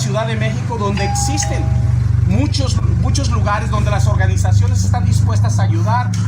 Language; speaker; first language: Spanish; native; Spanish